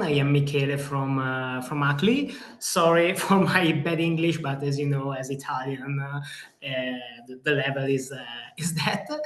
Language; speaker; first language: English; non-native, fluent; Italian